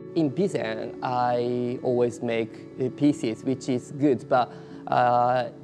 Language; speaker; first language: English; non-native, learner; Japanese